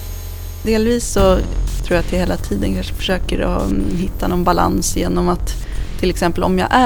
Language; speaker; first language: Swedish; native; Swedish